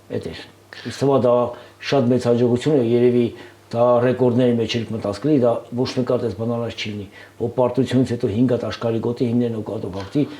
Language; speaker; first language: Armenian; native; Armenian